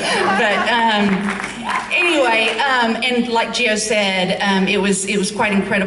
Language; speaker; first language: English; native; English